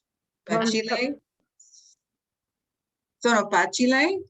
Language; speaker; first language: Italian; non-native, learner; English